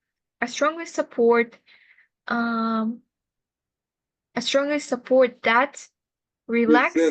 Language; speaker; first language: English; non-native, fluent; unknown